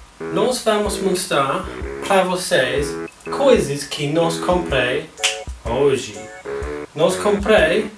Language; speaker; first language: Portuguese; non-native, learner; English